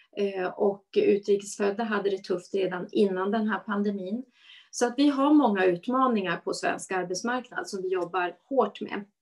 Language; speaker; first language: Swedish; native; Swedish